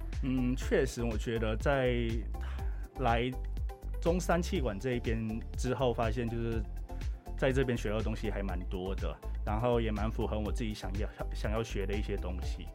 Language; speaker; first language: Chinese; non-native, fluent; Thai